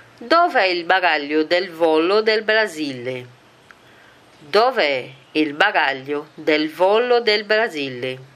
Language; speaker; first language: Italian; non-native, fluent; Portuguese